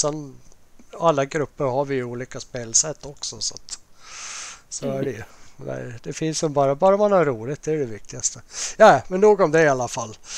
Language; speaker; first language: Swedish; native; Swedish